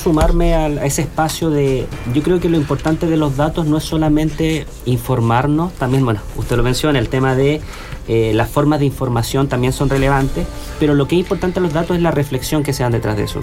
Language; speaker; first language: Spanish; native; Spanish